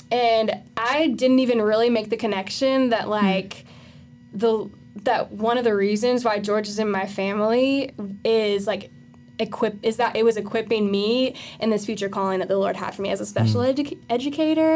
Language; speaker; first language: English; native; English